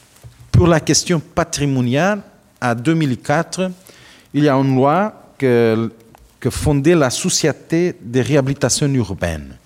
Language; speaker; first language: French; non-native, learner; Portuguese